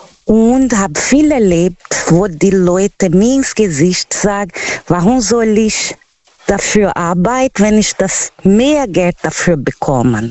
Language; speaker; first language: German; non-native, learner; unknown